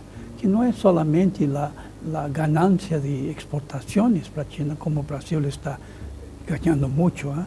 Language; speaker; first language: Spanish; non-native, fluent; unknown